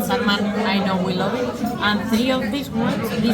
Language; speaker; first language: English; non-native, learner; Spanish